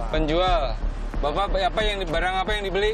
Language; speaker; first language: Indonesian; native; Indonesian